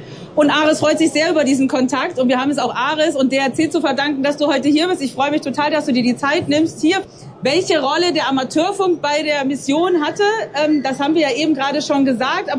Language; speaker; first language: German; native; German